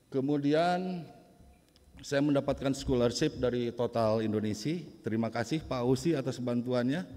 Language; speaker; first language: Indonesian; native; Indonesian